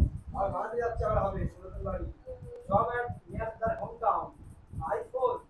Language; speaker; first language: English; non-native, local second language; Bangla